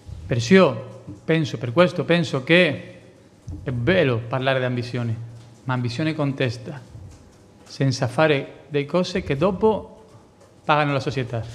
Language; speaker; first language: Italian; non-native, fluent; Spanish